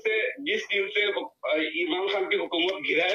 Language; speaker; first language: Hindi; non-native, learner; Bangla